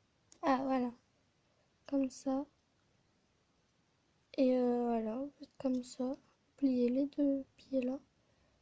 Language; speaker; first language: French; native; French